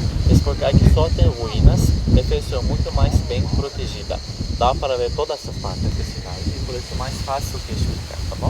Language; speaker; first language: Portuguese; non-native, fluent; Turkish